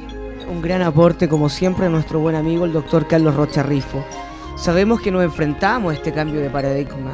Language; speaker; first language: Spanish; native; Spanish